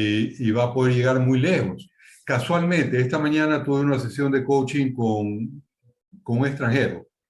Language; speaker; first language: Spanish; native; Spanish